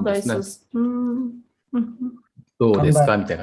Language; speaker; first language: Japanese; non-native, fluent; Tatar